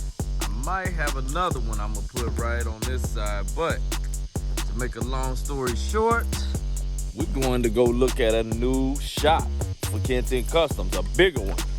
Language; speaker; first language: English; native; English